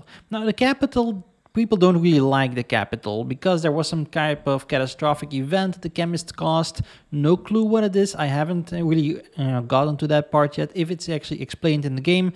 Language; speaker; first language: English; non-native, fluent; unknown